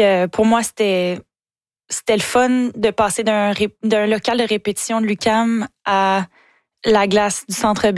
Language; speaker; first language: French; native; French